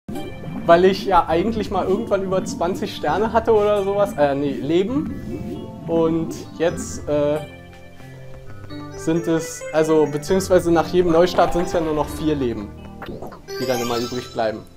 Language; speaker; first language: German; native; German